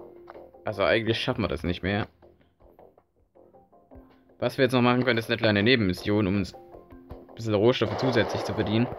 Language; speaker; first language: German; native; German